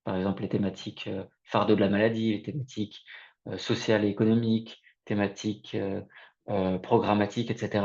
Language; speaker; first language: French; native; French